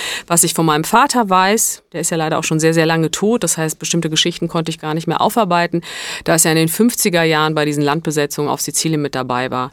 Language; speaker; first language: German; early bilingual, other home language; Italian